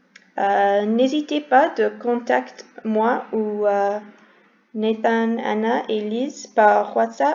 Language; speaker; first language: French; non-native, learner; English